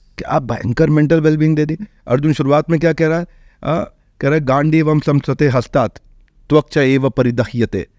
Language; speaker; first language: Hindi; native; Hindi